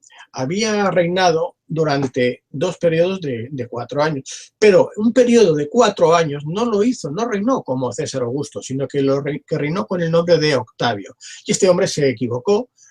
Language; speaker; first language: Spanish; native; Spanish